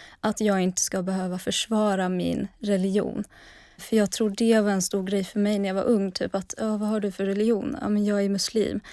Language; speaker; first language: Swedish; early bilingual, other home language; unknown